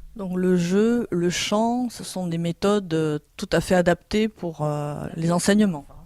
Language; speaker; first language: French; native; French